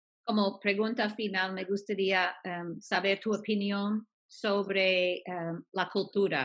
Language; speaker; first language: Spanish; non-native, fluent; English